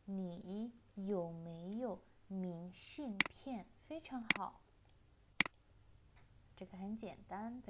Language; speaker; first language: Chinese; non-native, fluent; Indonesian